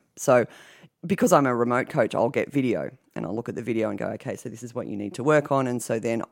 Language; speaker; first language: English; native; English